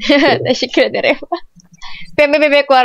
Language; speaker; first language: Turkish; non-native, learner; Indonesian